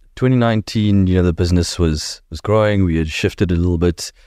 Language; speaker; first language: English; native; English